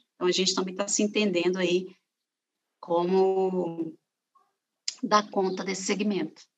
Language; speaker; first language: Portuguese; native; Portuguese